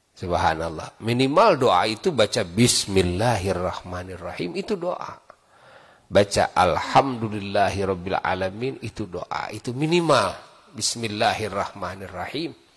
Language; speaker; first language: Indonesian; non-native, local second language; Sundanese